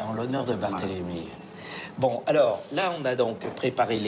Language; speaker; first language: French; native; French